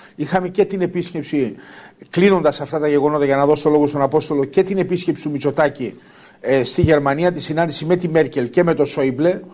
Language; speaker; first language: Greek; native; Greek